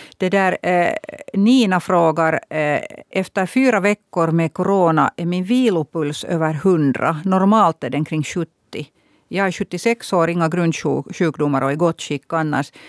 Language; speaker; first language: Swedish; native; Swedish